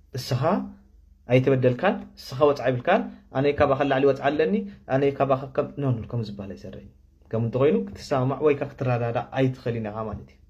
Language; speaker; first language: Tigrinya; non-native, local second language; Afar